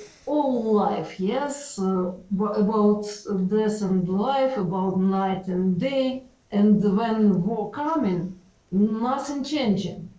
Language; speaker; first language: English; non-native, learner; Ukrainian